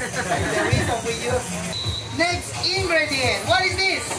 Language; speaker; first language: English; non-native, fluent; Spanish